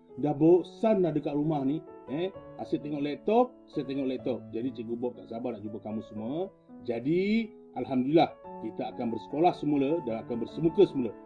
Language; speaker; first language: Malay; native; Malay